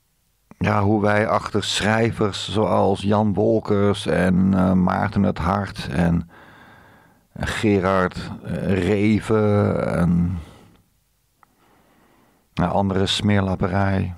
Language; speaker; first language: Dutch; native; Dutch